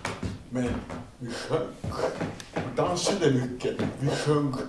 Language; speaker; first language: Swedish; non-native, fluent; Croatian